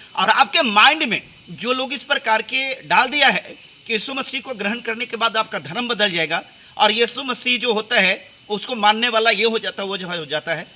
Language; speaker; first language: Hindi; native; Hindi